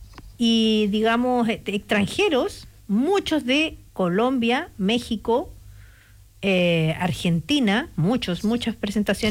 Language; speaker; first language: Spanish; native; Spanish